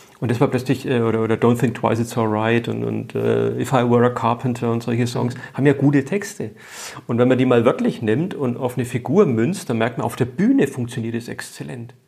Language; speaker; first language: German; native; German